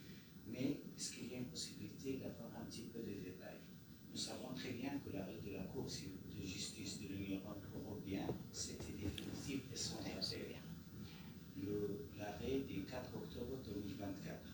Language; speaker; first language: French; non-native, learner; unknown